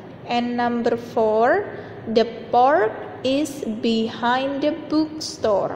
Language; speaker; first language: English; non-native, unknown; Indonesian